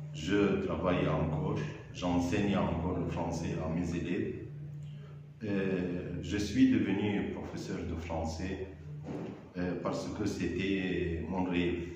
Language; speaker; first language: French; non-native, fluent; Arabic